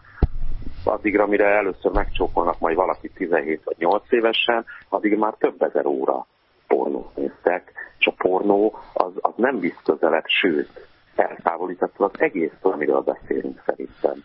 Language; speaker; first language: Hungarian; native; Hungarian